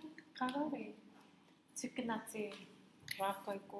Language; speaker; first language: Māori; non-native, learner; English